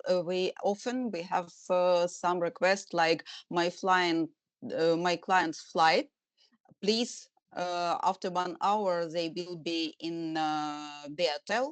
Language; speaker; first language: English; non-native, learner; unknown